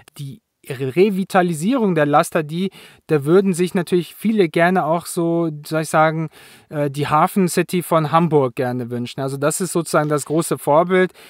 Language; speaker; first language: German; native; German